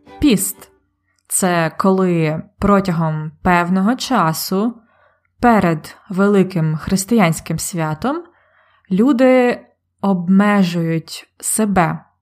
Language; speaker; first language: Ukrainian; native; Ukrainian